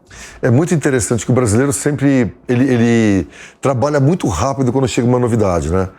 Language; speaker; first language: Portuguese; native; Portuguese